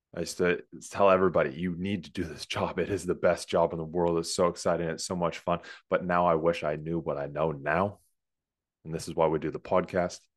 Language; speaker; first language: English; native; English